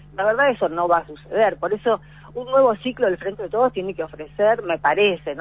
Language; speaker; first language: Spanish; native; Spanish